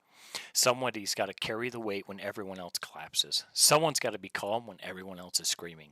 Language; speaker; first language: English; native; English